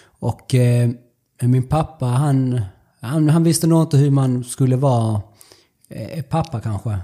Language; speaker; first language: Swedish; early bilingual, other home language; Spanish